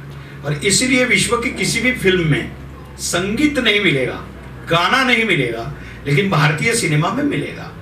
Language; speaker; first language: Hindi; native; Hindi